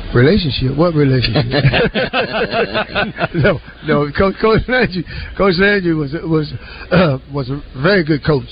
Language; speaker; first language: English; native; English